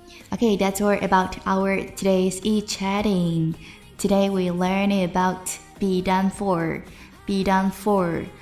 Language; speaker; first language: English; non-native, fluent; Chinese